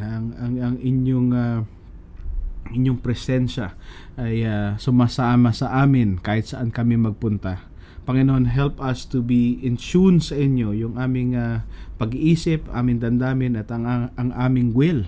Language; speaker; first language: Filipino; native; Filipino